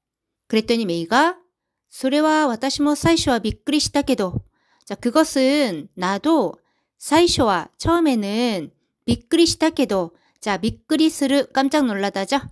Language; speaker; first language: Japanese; non-native, fluent; Korean